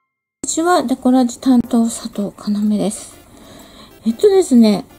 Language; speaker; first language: Japanese; native; Japanese